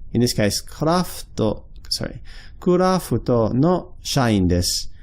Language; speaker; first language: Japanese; non-native, fluent; English